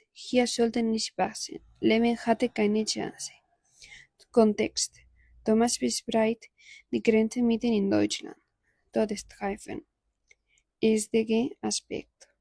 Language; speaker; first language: German; non-native, learner; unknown